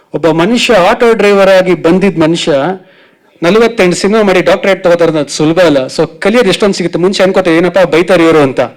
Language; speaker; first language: Kannada; native; Kannada